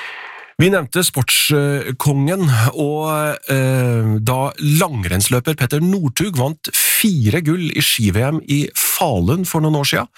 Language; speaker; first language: Norwegian; native; Norwegian